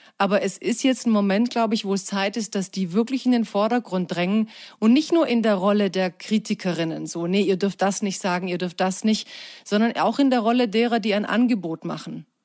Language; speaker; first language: German; early bilingual, other home language; Croatian